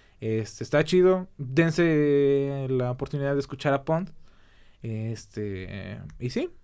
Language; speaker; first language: Spanish; native; Spanish